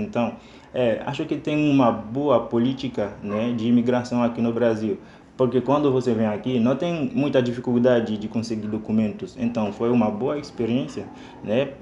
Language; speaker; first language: Portuguese; non-native, fluent; Haitian Creole